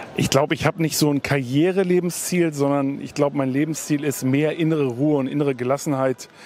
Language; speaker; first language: German; native; German